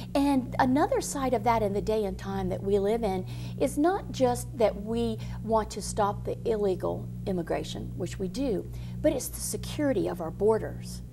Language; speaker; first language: English; native; English